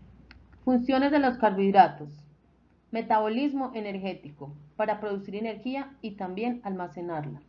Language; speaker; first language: Spanish; native; Spanish